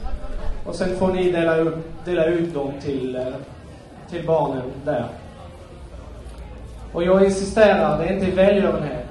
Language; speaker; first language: Swedish; non-native, fluent; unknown